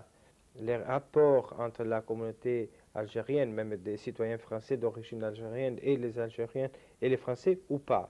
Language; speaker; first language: French; non-native, fluent; Italian